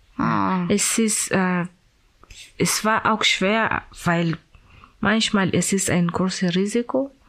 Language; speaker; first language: German; non-native, learner; Swahili